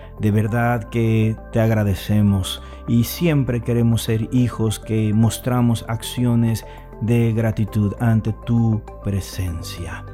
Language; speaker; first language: Spanish; native; Spanish